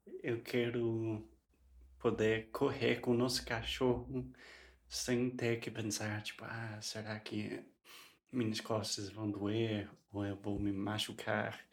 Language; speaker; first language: Portuguese; non-native, fluent; English